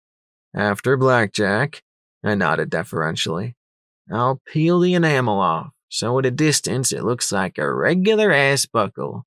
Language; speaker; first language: English; native; English